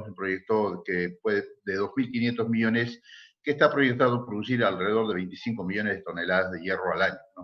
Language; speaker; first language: Spanish; native; Spanish